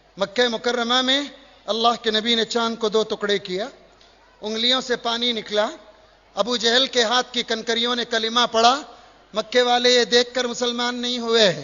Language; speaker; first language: Urdu; native; Urdu